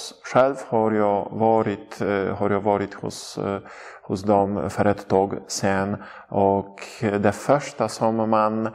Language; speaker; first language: Swedish; non-native, fluent; Polish